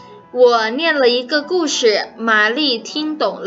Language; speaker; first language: Chinese; non-native, fluent; Indonesian